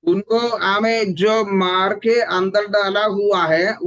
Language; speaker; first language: Hindi; non-native, local second language; Malayalam